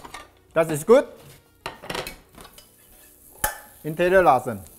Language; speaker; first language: German; non-native, learner; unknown